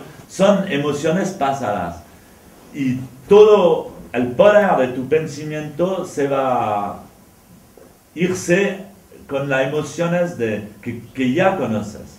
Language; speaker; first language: Spanish; non-native, fluent; French